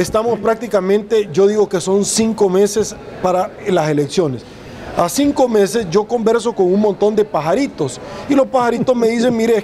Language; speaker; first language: Spanish; native; Spanish